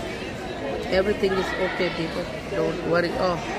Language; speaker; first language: English; non-native, learner; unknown